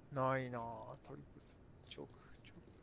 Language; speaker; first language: Japanese; native; Japanese